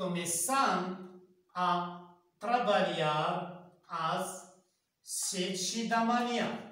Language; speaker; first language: Portuguese; non-native, learner; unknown